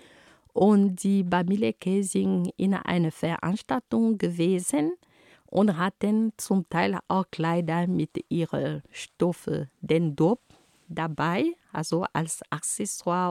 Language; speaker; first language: German; non-native, fluent; Ghomala